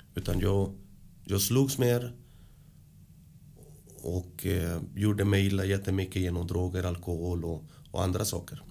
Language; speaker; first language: Swedish; early bilingual, other home language; Spanish